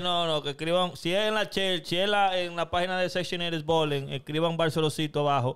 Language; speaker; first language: Spanish; early bilingual, heritage; Spanish